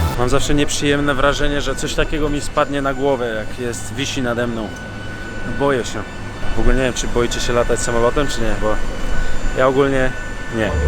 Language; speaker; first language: Polish; early bilingual, heritage; Polish